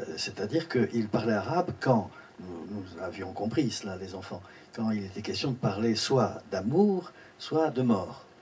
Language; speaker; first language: French; native; French